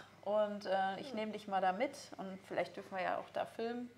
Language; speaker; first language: German; native; German